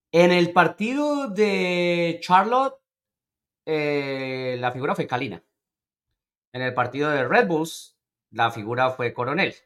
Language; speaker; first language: Spanish; native; Spanish